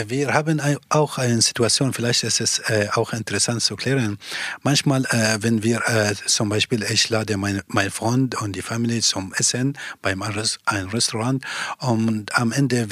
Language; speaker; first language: German; non-native, learner; Persian